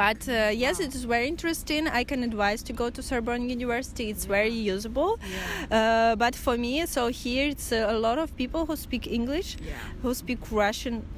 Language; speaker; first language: English; non-native, fluent; Russian